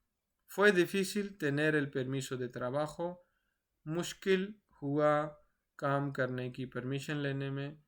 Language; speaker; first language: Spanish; non-native, fluent; Urdu